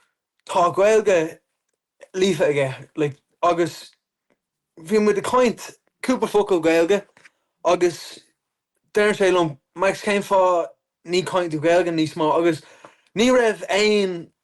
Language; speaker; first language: Irish; non-native, local second language; English